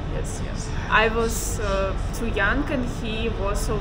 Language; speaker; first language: English; non-native, learner; Russian